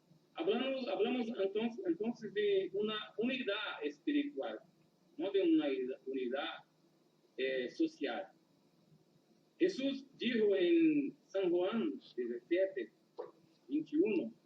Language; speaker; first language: Spanish; non-native, learner; Portuguese